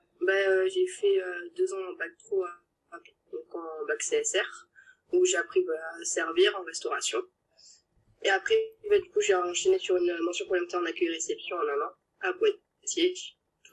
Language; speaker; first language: French; native; French